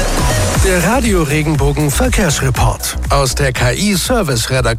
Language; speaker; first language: German; native; German